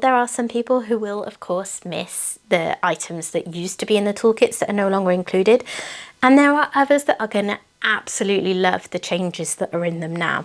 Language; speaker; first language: English; native; English